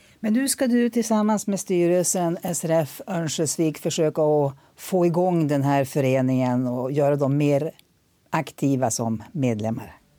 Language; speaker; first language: Swedish; native; Swedish